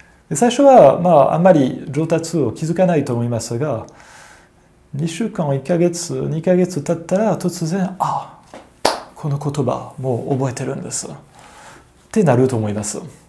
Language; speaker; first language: Japanese; non-native, fluent; French